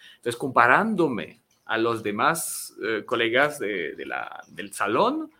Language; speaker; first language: Spanish; non-native, fluent; French